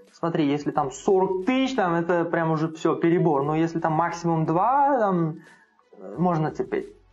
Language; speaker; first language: Russian; non-native, local second language; Uzbek